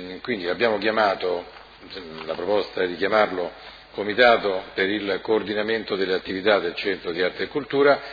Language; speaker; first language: Italian; native; Italian